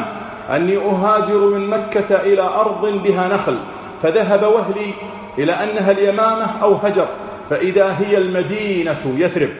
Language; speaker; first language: Arabic; native; Arabic